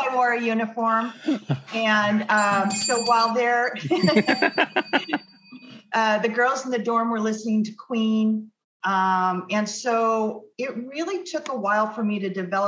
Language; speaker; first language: English; native; English